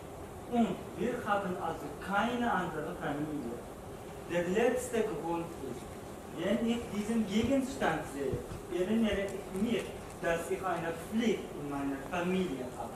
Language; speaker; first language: German; non-native, learner; Uzbek